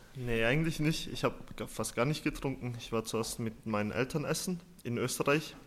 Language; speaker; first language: German; early bilingual, other home language; Turkish